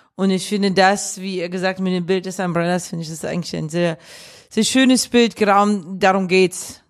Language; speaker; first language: German; early bilingual, other home language; Russian